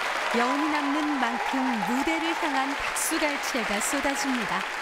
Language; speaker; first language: Korean; native; Korean